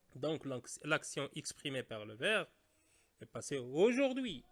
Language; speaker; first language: French; non-native, local second language; Arabic